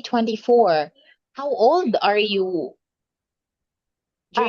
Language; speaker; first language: English; non-native, local second language; Filipino